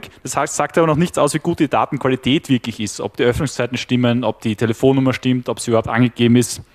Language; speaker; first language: German; native; German